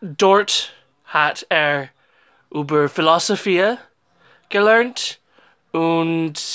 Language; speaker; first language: German; non-native, learner; English